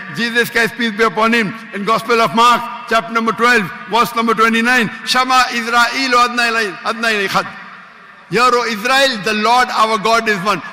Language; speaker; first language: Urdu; non-native, local second language; Konkani